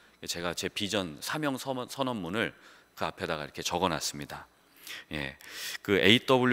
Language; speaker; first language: Korean; native; Korean